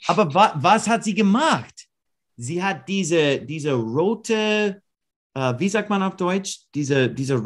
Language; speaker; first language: German; non-native, learner; English